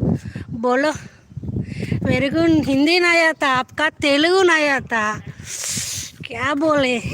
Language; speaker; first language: Hindi; non-native, learner; Telugu